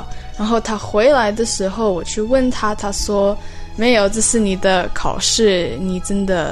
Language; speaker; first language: Chinese; early bilingual, heritage; Chinese